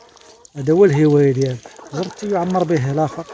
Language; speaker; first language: Arabic; native; Arabic